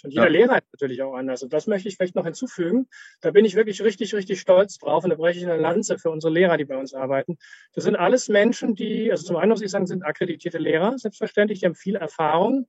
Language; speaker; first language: German; native; German